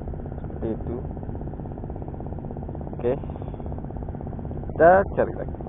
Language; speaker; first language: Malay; non-native, local second language; Balinese